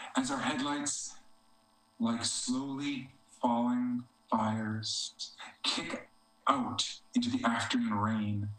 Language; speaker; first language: English; native; English